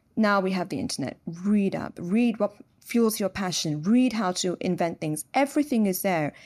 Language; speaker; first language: English; native; English